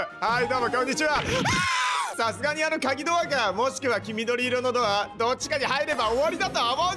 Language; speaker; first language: Japanese; native; Japanese